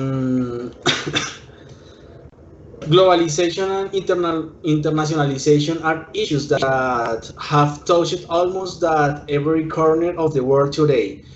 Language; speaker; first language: English; non-native, learner; Spanish